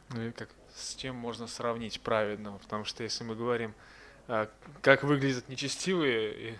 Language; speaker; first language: Russian; native; Russian